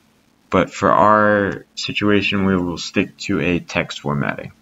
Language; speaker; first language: English; native; English